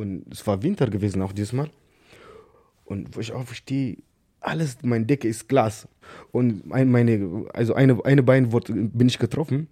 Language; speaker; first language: German; non-native, learner; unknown